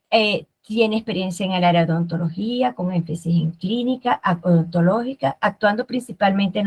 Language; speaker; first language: Spanish; native; Spanish